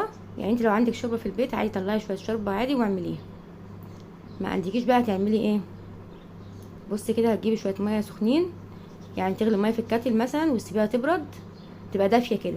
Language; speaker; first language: Arabic; native; Arabic